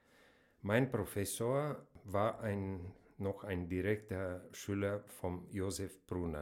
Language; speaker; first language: German; non-native, fluent; Romanian